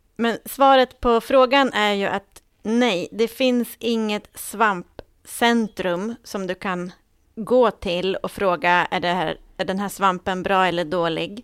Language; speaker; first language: Swedish; native; Swedish